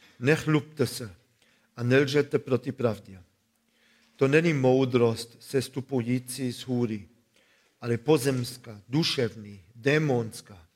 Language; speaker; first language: Czech; non-native, fluent; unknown